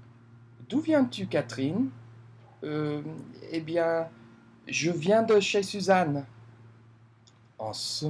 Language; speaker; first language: French; non-native, fluent; English